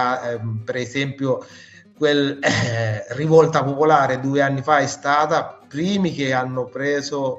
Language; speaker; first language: Italian; non-native, fluent; Sinhala